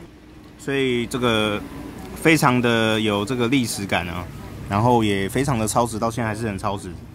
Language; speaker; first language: Chinese; native; Chinese